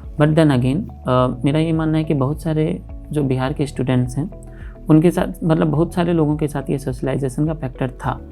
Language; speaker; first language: Hindi; native; Hindi